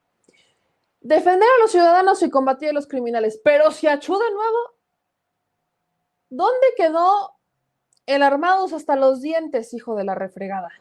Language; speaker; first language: Spanish; native; Spanish